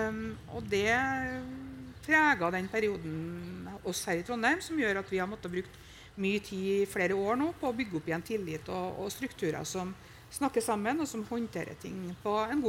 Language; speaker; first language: Norwegian; native; Norwegian